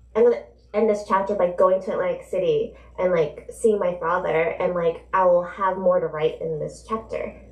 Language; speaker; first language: English; native; English